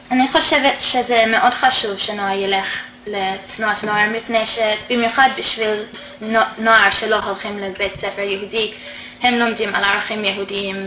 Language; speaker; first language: Hebrew; non-native, fluent; English